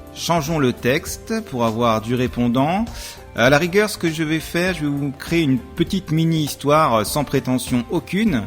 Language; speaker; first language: French; native; French